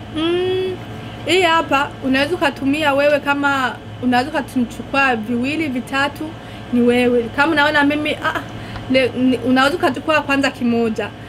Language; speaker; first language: Swahili; non-native, local second language; Rundi